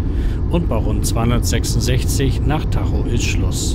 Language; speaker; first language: German; native; German